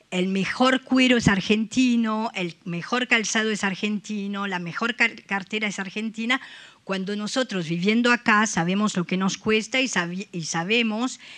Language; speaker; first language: Spanish; non-native, fluent; French